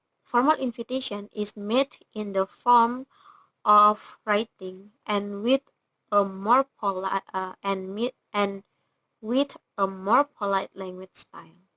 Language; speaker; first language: English; non-native, learner; Indonesian